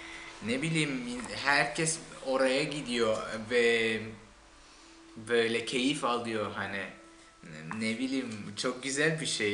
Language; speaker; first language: Turkish; non-native, fluent; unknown